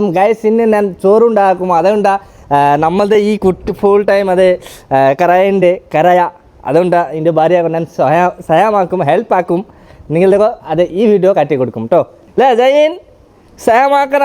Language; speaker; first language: Malayalam; early bilingual, heritage; Malayalam